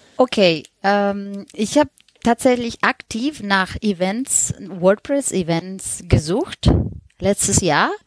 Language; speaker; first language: German; non-native, fluent; Spanish